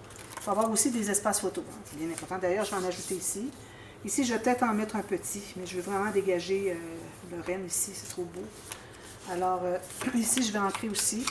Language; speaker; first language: French; native; French